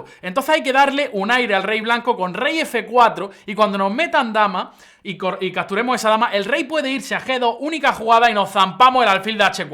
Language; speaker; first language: Spanish; native; Spanish